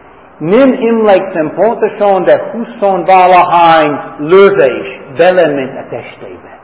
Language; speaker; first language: Hungarian; non-native, fluent; English